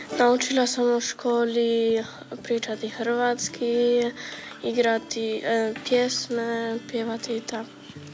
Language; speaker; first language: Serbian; early bilingual, heritage; German